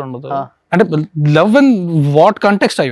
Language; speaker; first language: Telugu; native; Telugu